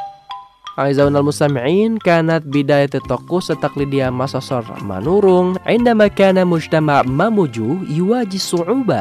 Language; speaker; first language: Arabic; non-native, fluent; Indonesian